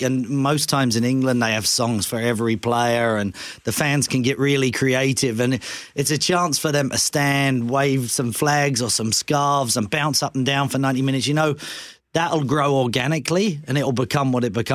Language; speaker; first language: English; native; English